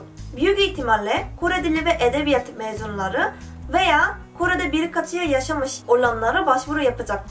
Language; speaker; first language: Turkish; non-native, fluent; Korean